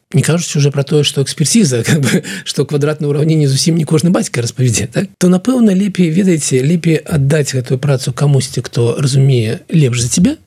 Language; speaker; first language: Belarusian; non-native, local second language; Russian